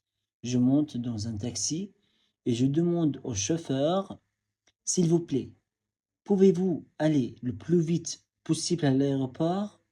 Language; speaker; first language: French; non-native, fluent; Arabic